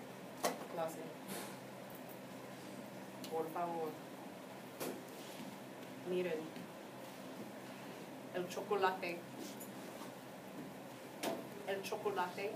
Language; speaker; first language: Spanish; non-native, fluent; English